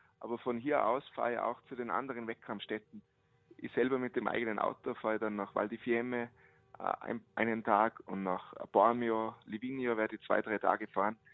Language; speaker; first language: German; native; German